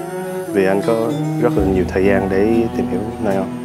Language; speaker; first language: Vietnamese; early bilingual, heritage; Vietnamese